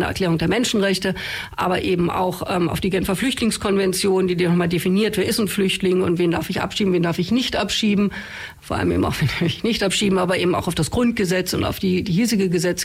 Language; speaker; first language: German; native; German